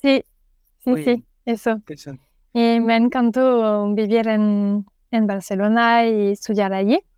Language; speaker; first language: Spanish; non-native, learner; French